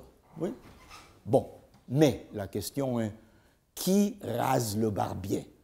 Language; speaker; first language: French; non-native, learner; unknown